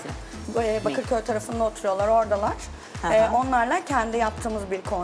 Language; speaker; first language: Turkish; native; Turkish